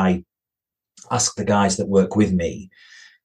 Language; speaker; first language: English; native; English